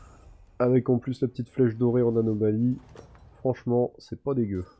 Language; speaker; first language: French; native; French